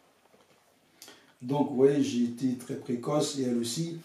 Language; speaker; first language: French; non-native, fluent; English